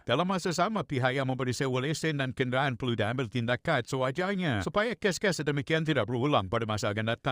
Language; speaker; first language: Malay; native; Malay